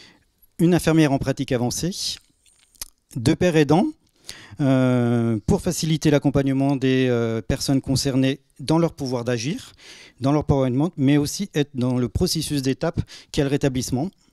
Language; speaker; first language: French; native; French